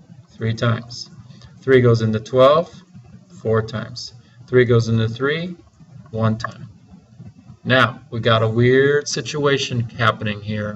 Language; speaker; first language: English; native; English